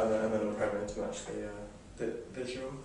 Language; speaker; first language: English; native; English